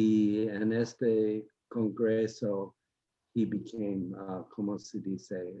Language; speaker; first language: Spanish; non-native, learner; English